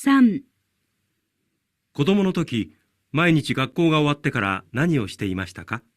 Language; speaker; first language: Japanese; non-native, learner; Indonesian